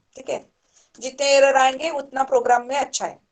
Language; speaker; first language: Hindi; non-native, local second language; Marathi